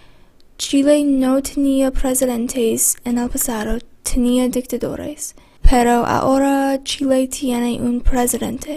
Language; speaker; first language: Spanish; non-native, learner; English